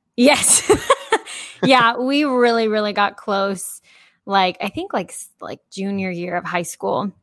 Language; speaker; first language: English; early bilingual, heritage; English